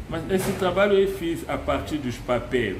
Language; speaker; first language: Portuguese; non-native, learner; Luba-Lulua